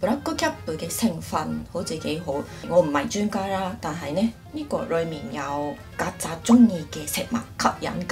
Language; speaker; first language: Cantonese; non-native, fluent; Japanese